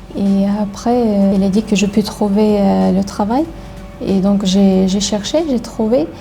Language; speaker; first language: French; non-native, learner; Ukrainian